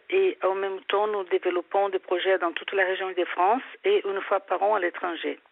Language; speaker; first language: French; non-native, fluent; Portuguese